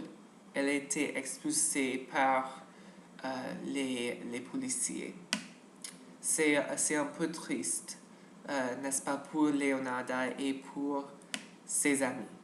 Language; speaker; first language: French; non-native, learner; English